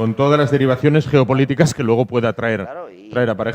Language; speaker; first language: Spanish; native; Spanish